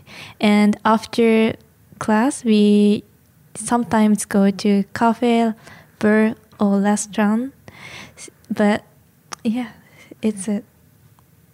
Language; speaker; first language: English; non-native, learner; Japanese